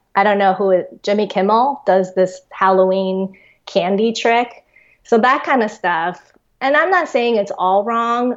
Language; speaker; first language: English; early bilingual, other home language; Chinese